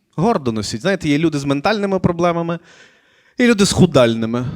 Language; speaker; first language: Ukrainian; native; Ukrainian